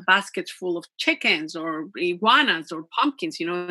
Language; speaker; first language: English; non-native, fluent; Spanish